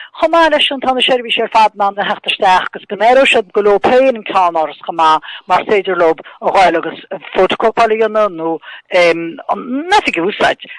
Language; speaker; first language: Irish; native; Irish